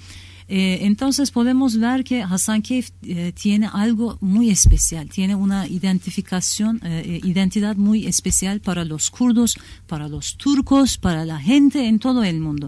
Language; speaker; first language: Spanish; non-native, learner; Kurdish